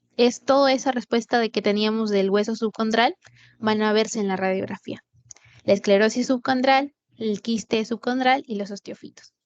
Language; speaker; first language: Spanish; native; Spanish